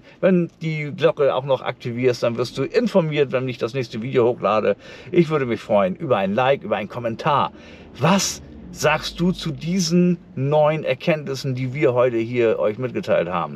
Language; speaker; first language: German; native; German